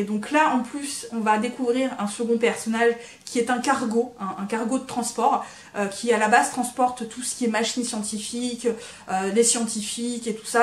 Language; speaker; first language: French; native; French